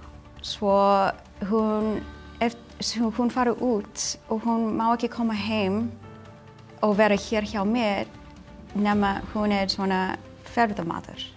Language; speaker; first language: Icelandic; non-native, learner; English